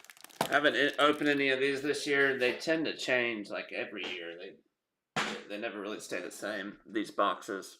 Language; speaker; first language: English; native; English